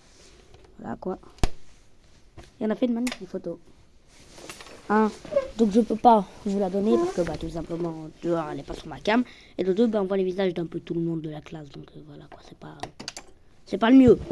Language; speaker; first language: French; native; French